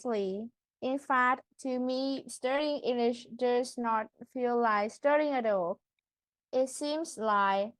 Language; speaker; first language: English; non-native, learner; Vietnamese